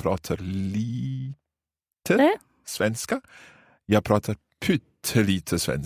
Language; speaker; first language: Swedish; non-native, learner; English